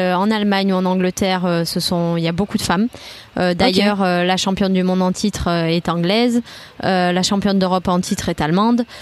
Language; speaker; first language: French; native; French